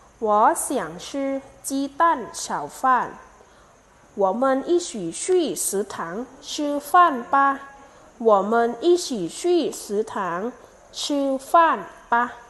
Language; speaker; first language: Chinese; non-native, fluent; Thai